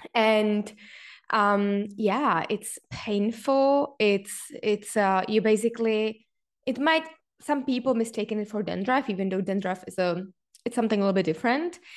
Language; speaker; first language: English; non-native, fluent; Czech